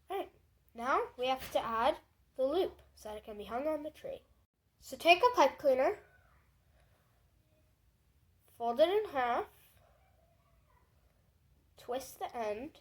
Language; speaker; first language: English; native; English